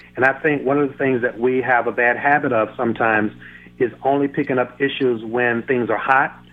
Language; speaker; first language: English; native; English